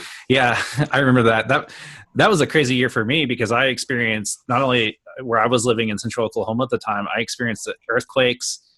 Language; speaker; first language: English; native; English